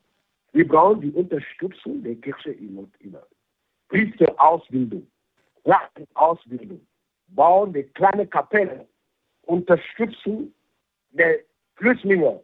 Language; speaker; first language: German; non-native, fluent; French